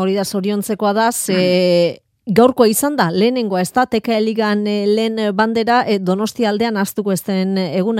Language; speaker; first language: Basque; native; Basque